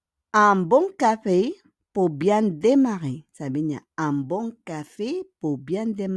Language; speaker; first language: French; non-native, fluent; Filipino